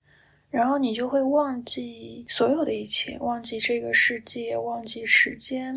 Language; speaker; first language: Chinese; native; Chinese